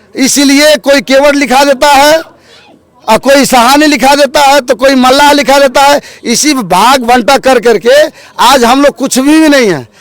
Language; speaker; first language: Hindi; non-native, local second language; Bhojpuri